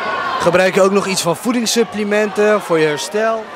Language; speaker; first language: Dutch; native; Dutch